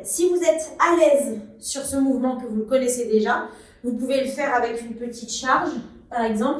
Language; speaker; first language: French; native; French